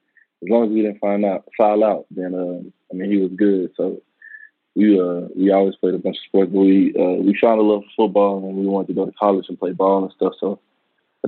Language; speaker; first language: English; native; English